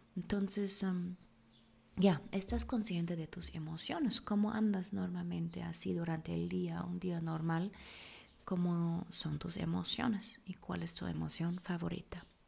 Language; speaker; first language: Spanish; non-native, fluent; German